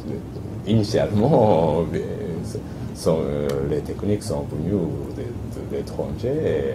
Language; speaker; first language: French; non-native, fluent; Japanese